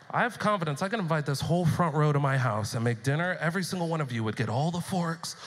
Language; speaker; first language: English; native; English